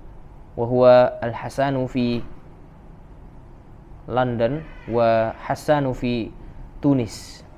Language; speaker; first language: Arabic; non-native, fluent; Indonesian